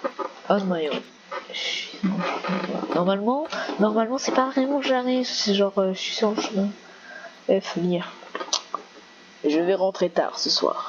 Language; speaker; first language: French; native; French